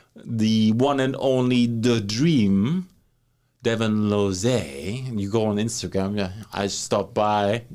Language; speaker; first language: English; non-native, fluent; German